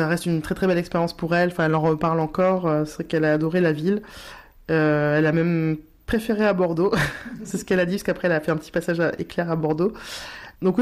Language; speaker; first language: French; native; French